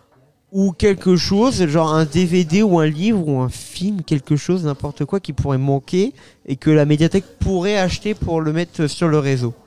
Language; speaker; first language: French; native; French